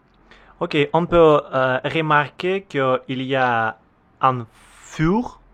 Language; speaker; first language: French; non-native, learner; Russian